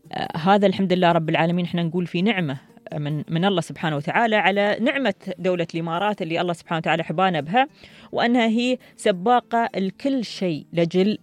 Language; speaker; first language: Arabic; native; Arabic